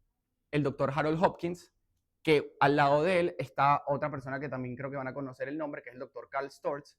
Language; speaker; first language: Spanish; native; Spanish